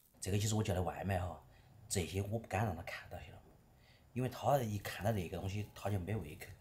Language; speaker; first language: Chinese; native; Chinese